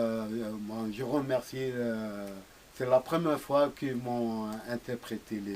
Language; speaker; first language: French; non-native, local second language; Arabic